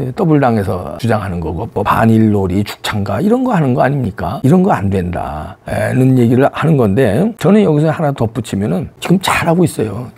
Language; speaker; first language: Korean; native; Korean